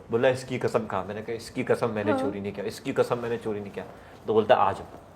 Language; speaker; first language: Urdu; native; Urdu